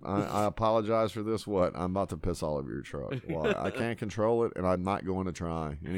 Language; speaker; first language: English; native; English